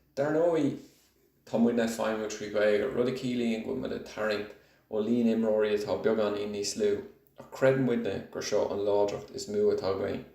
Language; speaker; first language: Irish; non-native, local second language; English